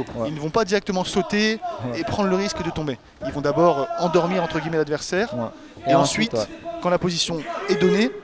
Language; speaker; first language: French; native; French